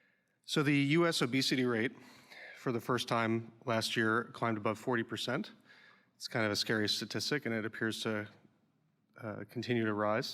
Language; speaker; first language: English; native; English